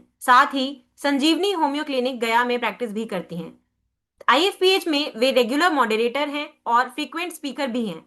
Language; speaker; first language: Hindi; native; Hindi